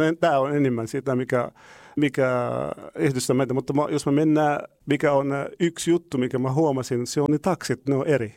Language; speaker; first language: Finnish; non-native, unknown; Arabic